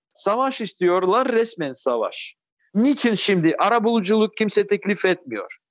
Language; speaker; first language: Turkish; non-native, fluent; Russian